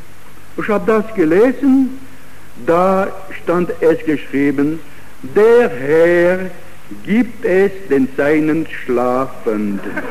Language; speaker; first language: German; non-native, fluent; Italian